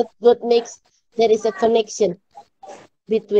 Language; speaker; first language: English; non-native, learner; Indonesian